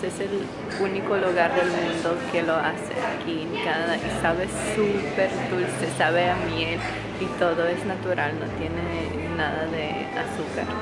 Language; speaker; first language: Spanish; non-native, fluent; Croatian